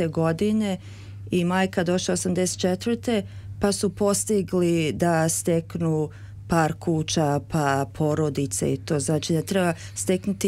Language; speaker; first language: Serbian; early bilingual, heritage; Serbian